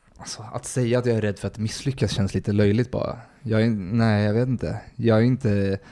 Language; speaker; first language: Swedish; early bilingual, other home language; Spanish